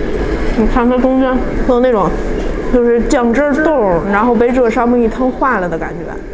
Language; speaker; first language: Chinese; native; Chinese